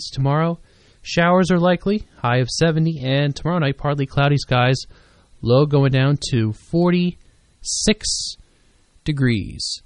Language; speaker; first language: English; native; English